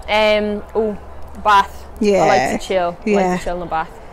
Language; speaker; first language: English; native; English